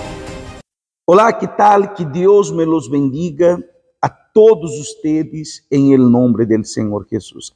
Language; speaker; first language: Spanish; non-native, fluent; Portuguese